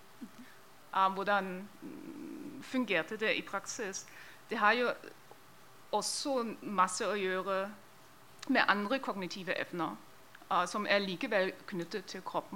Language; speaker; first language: Norwegian; non-native, fluent; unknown